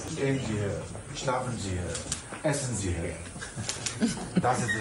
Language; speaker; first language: German; non-native, learner; Urdu